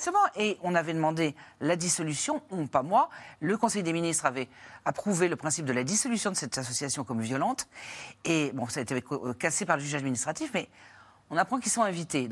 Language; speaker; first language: French; native; French